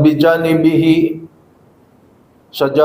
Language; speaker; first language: Arabic; non-native, learner; Filipino